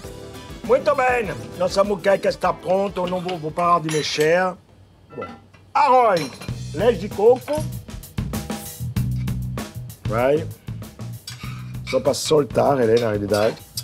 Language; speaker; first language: Portuguese; non-native, fluent; French